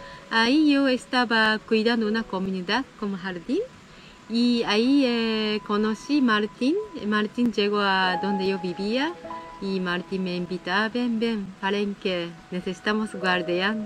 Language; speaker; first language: Spanish; non-native, learner; Japanese